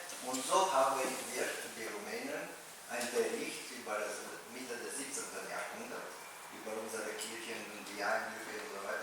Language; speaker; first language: German; non-native, fluent; Romanian